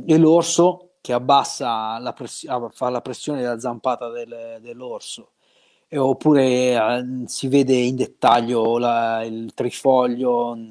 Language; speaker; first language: Italian; native; Italian